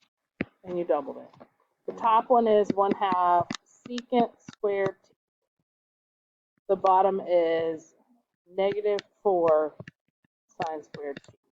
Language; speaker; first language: English; native; English